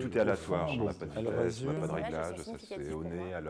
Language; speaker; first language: French; native; French